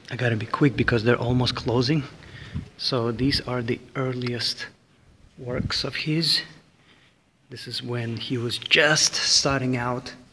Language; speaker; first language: English; non-native, fluent; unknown